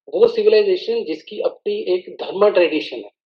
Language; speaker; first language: Hindi; non-native, local second language; Punjabi